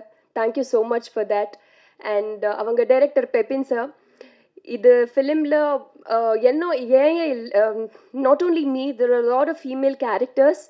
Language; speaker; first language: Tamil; non-native, learner; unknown